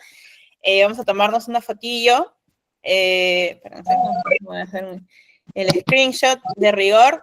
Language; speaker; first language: Spanish; native; Spanish